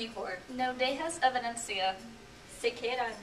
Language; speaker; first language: Spanish; non-native, learner; English